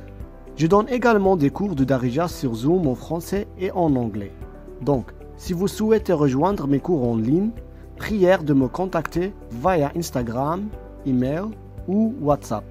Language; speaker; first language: French; non-native, local second language; Arabic